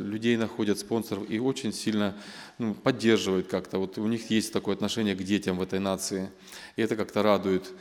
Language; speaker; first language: Russian; non-native, local second language; Armenian